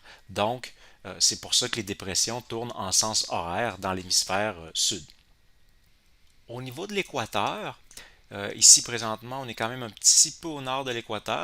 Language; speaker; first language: French; native; French